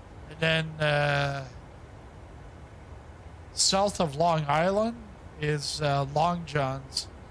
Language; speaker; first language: English; native; English